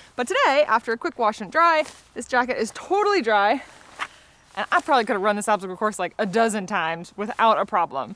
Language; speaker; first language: English; native; English